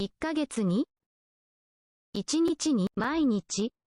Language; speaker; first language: Japanese; non-native, learner; English